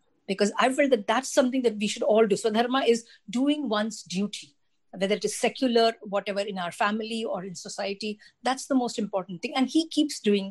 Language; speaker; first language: English; non-native, local second language; Tamil